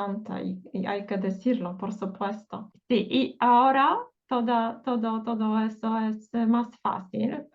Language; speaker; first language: Spanish; non-native, fluent; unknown